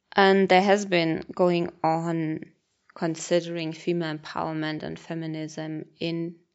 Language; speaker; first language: English; non-native, fluent; German